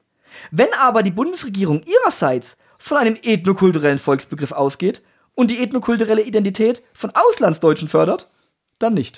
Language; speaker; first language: German; native; German